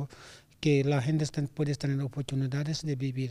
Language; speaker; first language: Spanish; non-native, learner; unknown